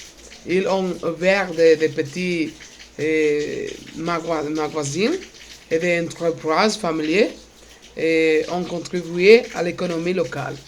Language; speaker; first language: French; non-native, learner; Spanish